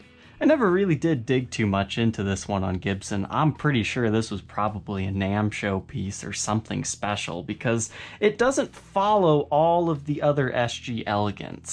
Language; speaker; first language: English; native; English